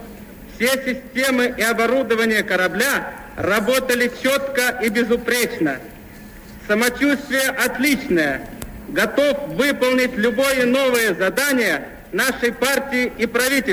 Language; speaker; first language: Russian; native; Russian